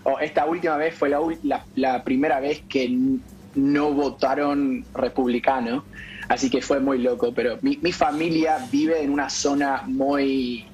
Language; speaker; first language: Spanish; non-native, fluent; English